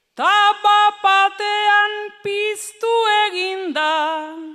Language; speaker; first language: Spanish; non-native, local second language; Basque